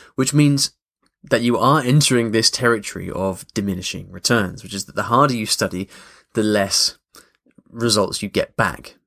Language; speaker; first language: English; native; English